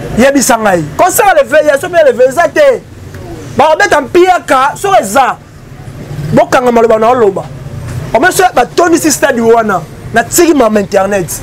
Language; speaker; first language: Lingala; native; Lingala